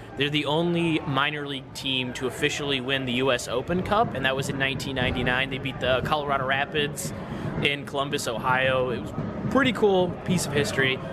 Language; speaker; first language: English; native; English